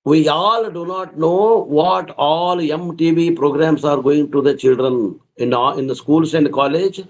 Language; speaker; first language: English; non-native, local second language; Kannada